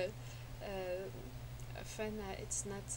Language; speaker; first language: English; non-native, learner; French